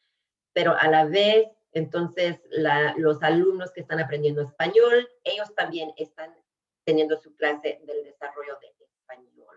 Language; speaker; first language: Spanish; early bilingual, other home language; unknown